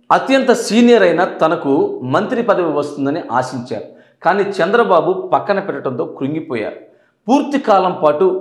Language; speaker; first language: Telugu; native; Telugu